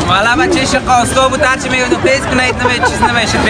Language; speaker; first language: Persian; native; Persian